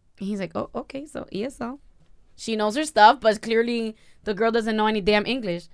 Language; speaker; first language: English; early bilingual, other home language; Spanish